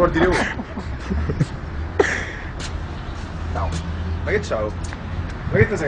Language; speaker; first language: Italian; native; Italian